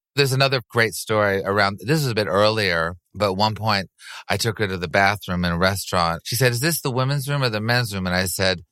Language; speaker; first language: English; native; English